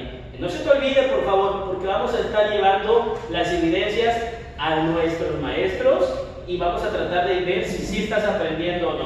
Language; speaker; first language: Spanish; native; Spanish